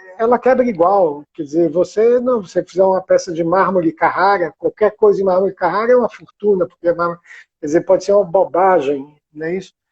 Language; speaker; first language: Portuguese; native; Portuguese